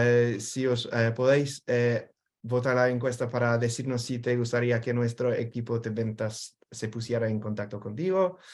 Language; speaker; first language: Spanish; non-native, fluent; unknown